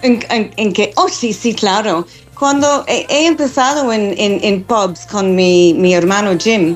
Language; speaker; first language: Spanish; non-native, learner; English